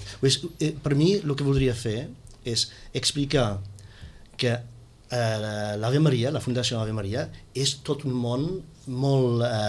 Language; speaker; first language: Catalan; non-native, fluent; English